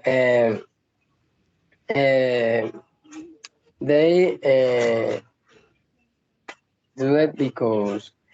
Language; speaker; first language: English; non-native, learner; Spanish